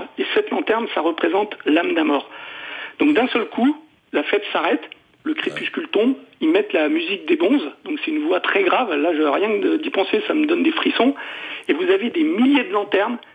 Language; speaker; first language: French; native; French